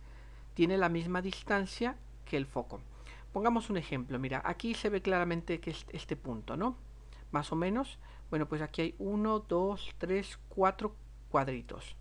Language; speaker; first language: Spanish; native; Spanish